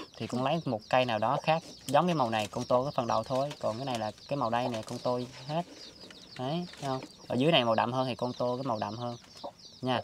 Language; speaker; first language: Vietnamese; native; Vietnamese